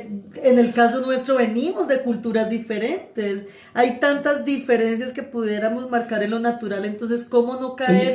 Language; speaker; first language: Spanish; native; Spanish